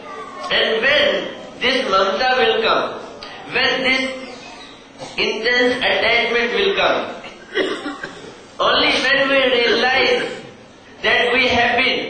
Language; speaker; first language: English; non-native, local second language; Hindi